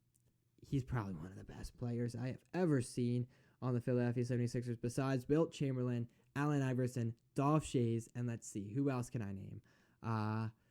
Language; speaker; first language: English; native; English